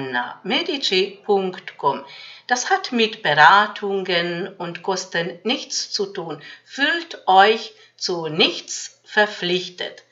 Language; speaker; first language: German; non-native, fluent; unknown